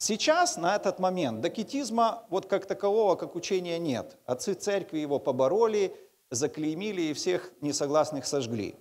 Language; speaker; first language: Russian; native; Russian